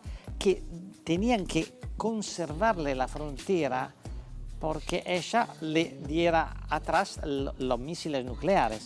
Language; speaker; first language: Spanish; non-native, fluent; Italian